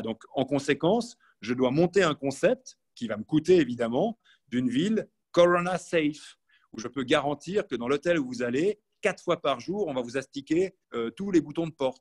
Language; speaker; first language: French; native; French